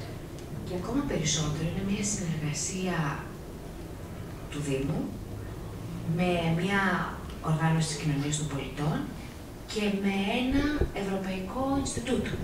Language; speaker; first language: Greek; native; Greek